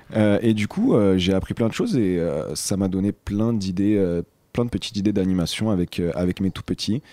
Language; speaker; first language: French; native; French